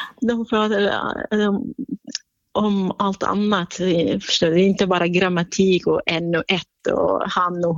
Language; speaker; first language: Swedish; non-native, fluent; Central Kurdish